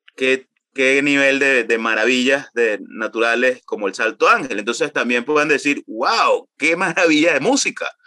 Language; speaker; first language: Spanish; native; Spanish